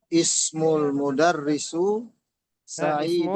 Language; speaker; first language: Arabic; non-native, learner; Indonesian